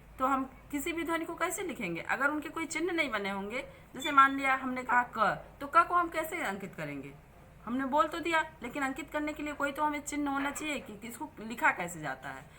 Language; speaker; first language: Hindi; native; Hindi